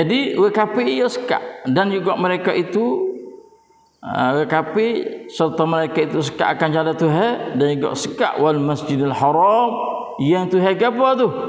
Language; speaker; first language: Malay; native; Malay